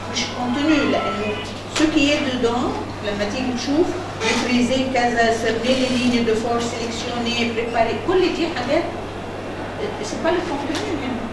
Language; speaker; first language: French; non-native, fluent; Arabic